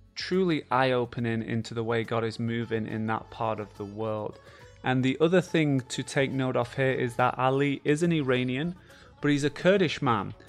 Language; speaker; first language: English; native; English